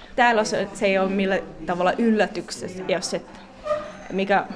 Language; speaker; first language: Finnish; non-native, fluent; English